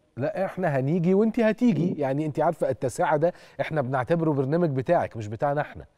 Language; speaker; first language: Arabic; native; Arabic